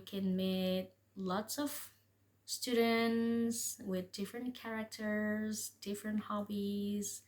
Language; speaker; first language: English; non-native, fluent; Indonesian